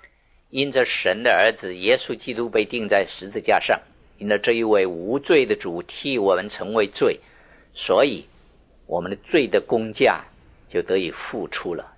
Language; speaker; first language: Chinese; native; Chinese